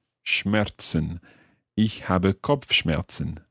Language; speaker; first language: German; non-native, learner; English